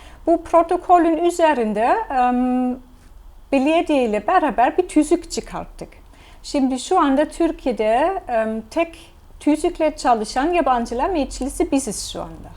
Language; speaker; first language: Turkish; non-native, fluent; German